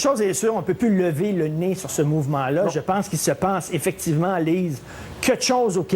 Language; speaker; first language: French; native; French